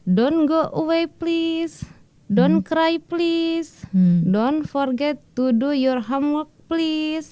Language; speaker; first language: English; non-native, learner; Indonesian